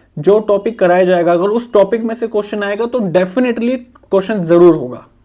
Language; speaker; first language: Hindi; native; Hindi